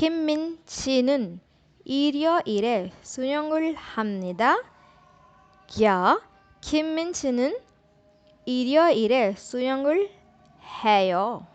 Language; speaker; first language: Korean; non-native, learner; Urdu